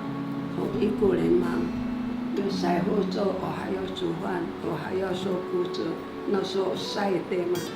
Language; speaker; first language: Chinese; non-native, local second language; Amis